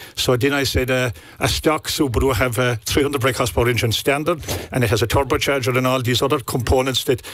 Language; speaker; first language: English; native; English